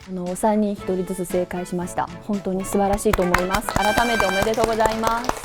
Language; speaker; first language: Japanese; non-native, fluent; Chinese